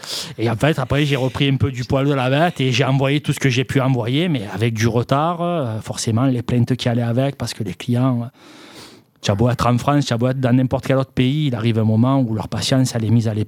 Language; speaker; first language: French; native; French